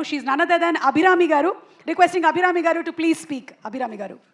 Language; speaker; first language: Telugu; native; Telugu